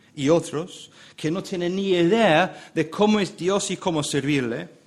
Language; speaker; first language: Spanish; non-native, fluent; English